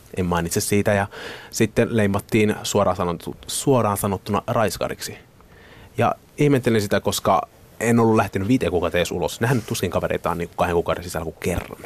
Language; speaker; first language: Finnish; early bilingual, other home language; Somali